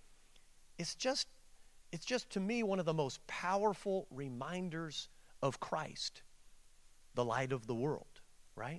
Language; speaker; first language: English; native; English